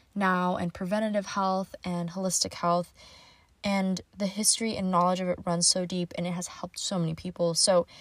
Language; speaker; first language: English; native; English